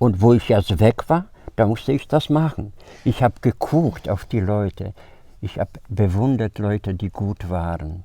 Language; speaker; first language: German; non-native, fluent; Polish